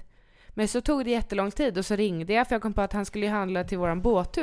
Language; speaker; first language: Swedish; native; Swedish